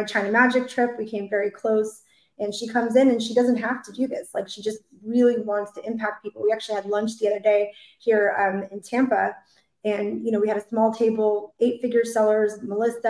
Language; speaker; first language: English; native; English